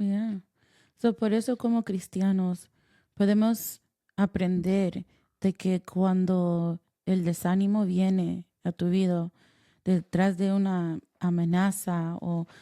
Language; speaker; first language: Spanish; early bilingual, heritage; Spanish